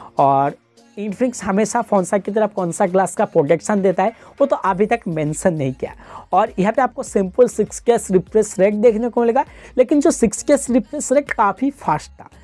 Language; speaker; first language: Hindi; non-native, local second language; Bangla